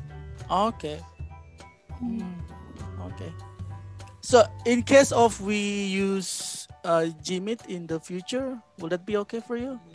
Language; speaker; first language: English; non-native, fluent; Indonesian